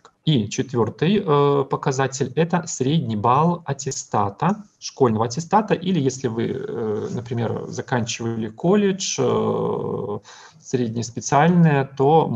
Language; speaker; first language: Russian; native; Russian